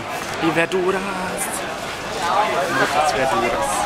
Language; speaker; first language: Portuguese; non-native, fluent; German